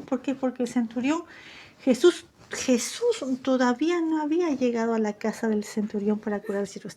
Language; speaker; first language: Spanish; native; Spanish